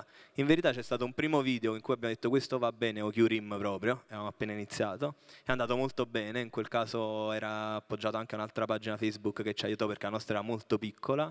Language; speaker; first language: Italian; native; Italian